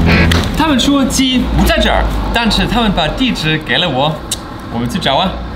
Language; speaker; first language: Chinese; non-native, fluent; German